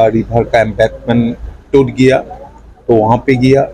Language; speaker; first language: Hindi; non-native, local second language; Assamese